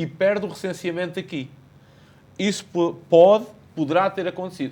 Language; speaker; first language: Portuguese; native; Portuguese